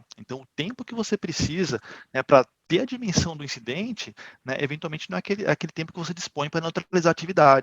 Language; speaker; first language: Portuguese; native; Portuguese